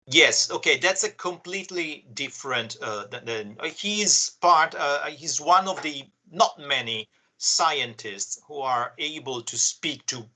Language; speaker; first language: English; non-native, fluent; Italian